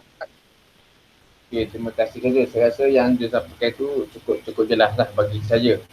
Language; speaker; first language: Malay; native; Malay